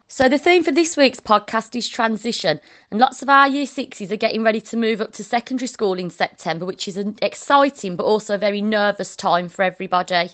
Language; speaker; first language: English; native; English